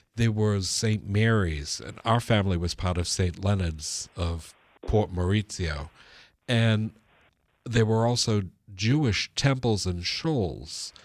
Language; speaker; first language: English; early bilingual, other home language; Italian